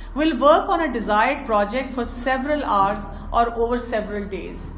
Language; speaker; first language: English; non-native, local second language; Urdu